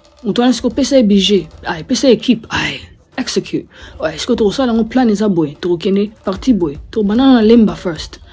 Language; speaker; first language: French; non-native, fluent; English